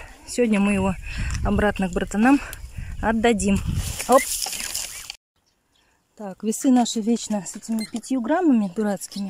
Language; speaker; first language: Russian; native; Russian